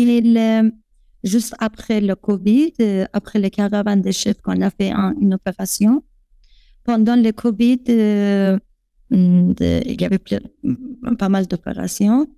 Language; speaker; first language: French; non-native, fluent; Persian